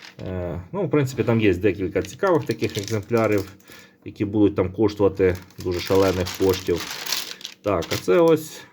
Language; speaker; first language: Ukrainian; non-native, local second language; Russian